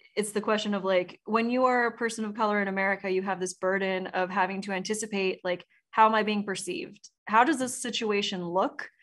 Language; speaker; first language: English; native; English